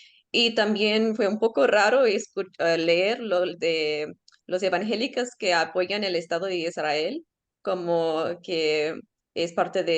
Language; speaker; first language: Spanish; early bilingual, heritage; Spanish